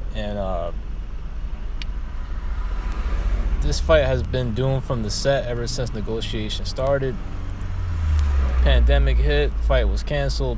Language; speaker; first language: English; native; English